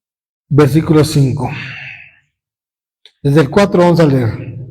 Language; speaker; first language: Spanish; native; Spanish